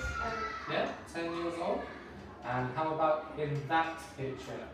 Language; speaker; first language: English; native; English